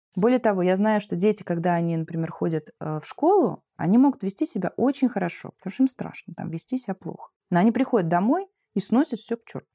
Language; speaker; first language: Russian; native; Russian